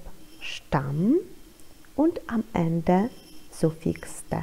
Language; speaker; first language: German; non-native, fluent; Polish